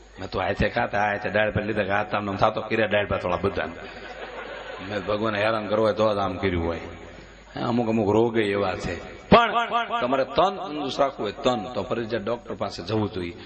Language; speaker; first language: Gujarati; native; Gujarati